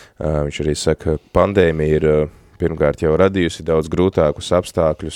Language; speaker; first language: Latvian; native; Latvian